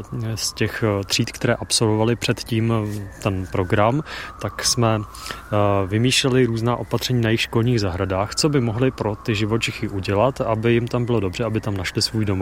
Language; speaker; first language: Czech; native; Czech